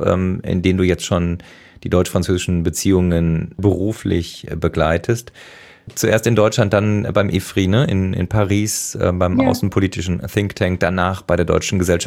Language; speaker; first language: German; native; German